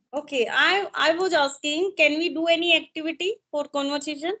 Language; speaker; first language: English; non-native, local second language; Hindi